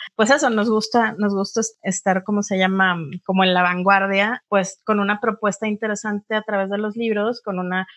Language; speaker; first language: Spanish; native; Spanish